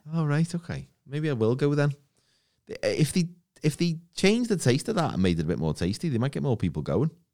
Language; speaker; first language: English; native; English